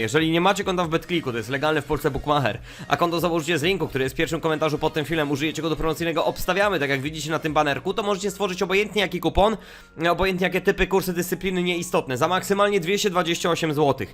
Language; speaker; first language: Polish; native; Polish